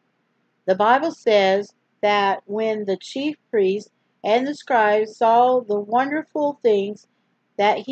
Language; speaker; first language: English; native; English